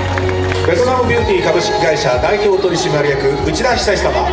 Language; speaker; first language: Japanese; native; Japanese